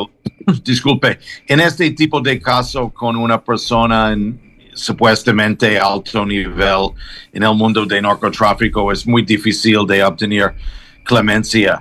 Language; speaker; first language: Spanish; non-native, learner; English